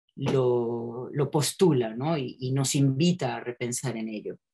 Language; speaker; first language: Spanish; native; Spanish